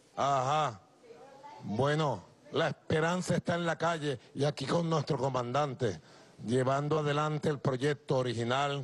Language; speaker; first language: Spanish; native; Spanish